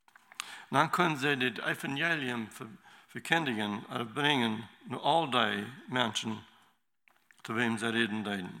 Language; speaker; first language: German; non-native, learner; Low German